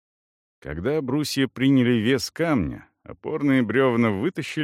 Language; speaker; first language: Russian; native; Russian